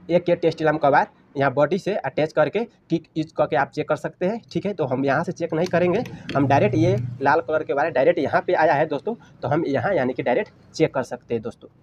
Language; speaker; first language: Hindi; native; Hindi